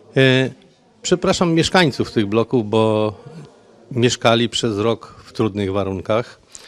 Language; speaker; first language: Polish; native; Polish